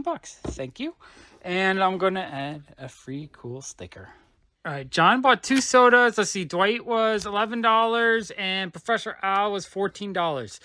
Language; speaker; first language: English; native; English